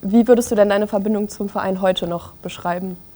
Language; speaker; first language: German; native; German